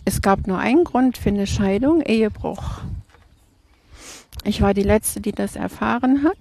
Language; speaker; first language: German; native; German